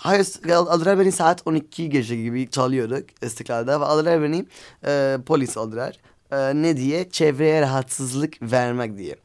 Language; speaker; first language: Turkish; non-native, learner; Arabic